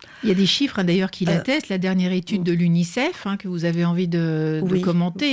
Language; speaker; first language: French; native; French